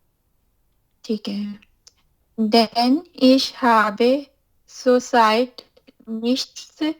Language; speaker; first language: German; non-native, learner; Urdu